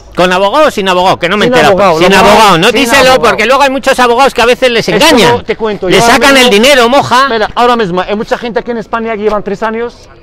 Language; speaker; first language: Spanish; non-native, fluent; Arabic